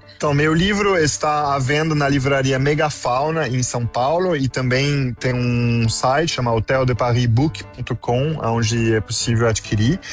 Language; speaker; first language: Portuguese; non-native, fluent; French